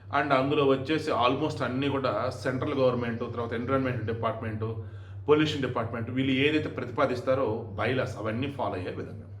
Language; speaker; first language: Telugu; native; Telugu